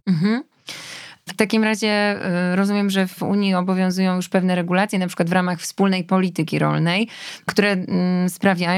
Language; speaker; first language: Polish; native; Polish